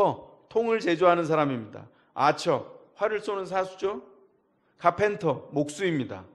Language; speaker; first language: Korean; native; Korean